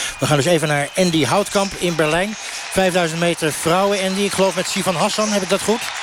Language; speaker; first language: Dutch; native; Dutch